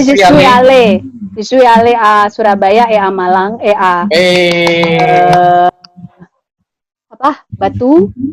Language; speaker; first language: French; non-native, learner; Indonesian